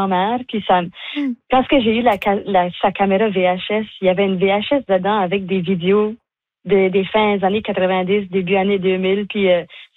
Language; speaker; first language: French; native; French